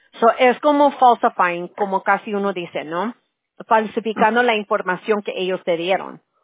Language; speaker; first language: Spanish; early bilingual, heritage; Spanish